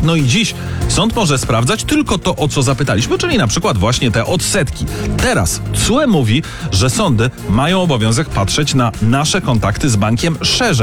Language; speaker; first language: Polish; native; Polish